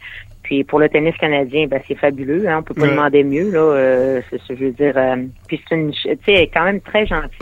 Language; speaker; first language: French; native; French